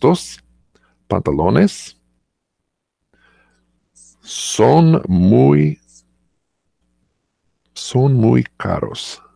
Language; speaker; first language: Spanish; non-native, learner; English